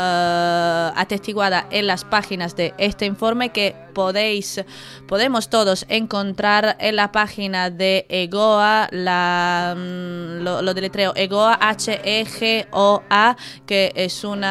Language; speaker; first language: Spanish; native; Spanish